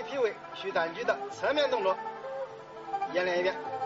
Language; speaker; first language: Chinese; native; Chinese